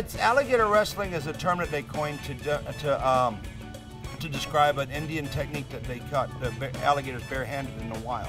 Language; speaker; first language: English; native; English